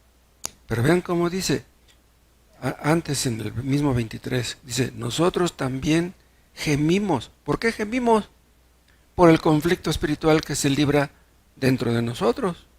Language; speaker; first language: Spanish; native; Spanish